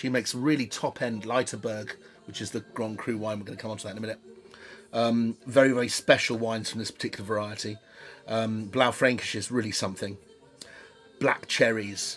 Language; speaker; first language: English; native; English